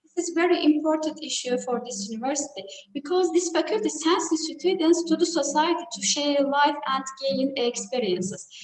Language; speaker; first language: English; non-native, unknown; Turkish